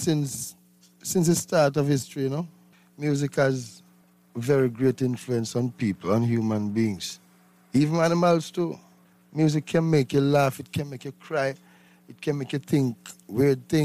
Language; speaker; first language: English; non-native, local second language; Jamaican Creole English